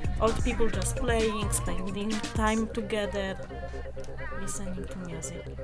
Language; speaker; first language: English; non-native, learner; Polish